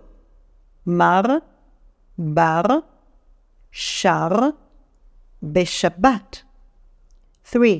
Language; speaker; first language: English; non-native, fluent; Hebrew